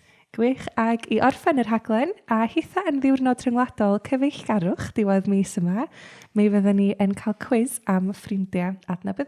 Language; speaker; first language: Welsh; native; Welsh